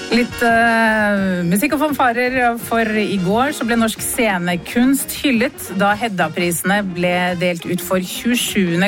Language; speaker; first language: Norwegian; native; Norwegian